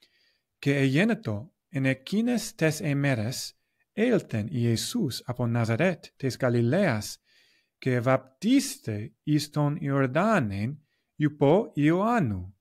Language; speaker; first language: Greek; non-native, fluent; English